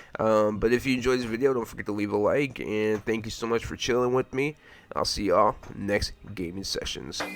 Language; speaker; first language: English; native; English